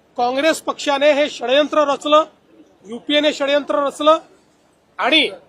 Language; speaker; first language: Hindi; non-native, local second language; Marathi